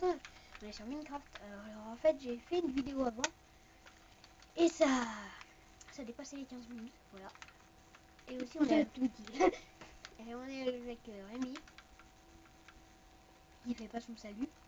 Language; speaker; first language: French; native; French